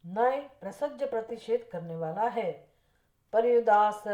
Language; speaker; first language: Hindi; non-native, local second language; Gujarati